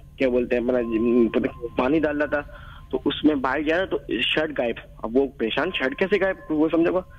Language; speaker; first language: Urdu; native; Urdu